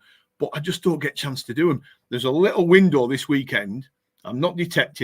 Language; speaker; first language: English; native; English